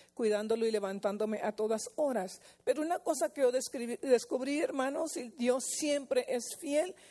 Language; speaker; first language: Spanish; early bilingual, heritage; Spanish